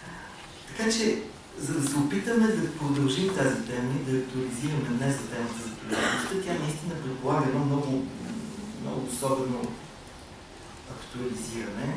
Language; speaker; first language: Bulgarian; native; Bulgarian